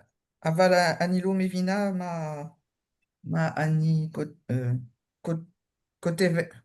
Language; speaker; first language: Hebrew; non-native, learner; French